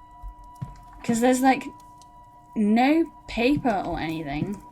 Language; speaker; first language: English; native; English